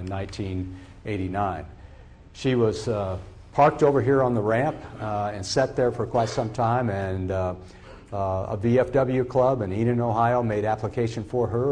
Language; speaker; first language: English; native; English